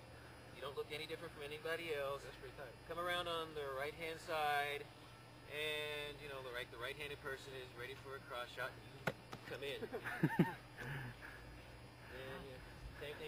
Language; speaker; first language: English; native; English